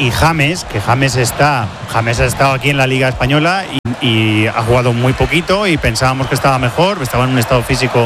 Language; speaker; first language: Spanish; native; Spanish